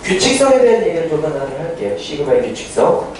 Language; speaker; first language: Korean; native; Korean